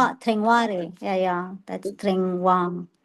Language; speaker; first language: English; non-native, fluent; Spanish